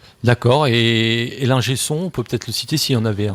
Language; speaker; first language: French; native; French